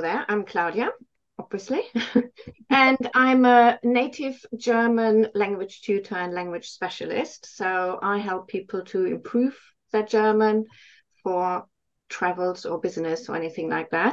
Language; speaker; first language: English; non-native, fluent; German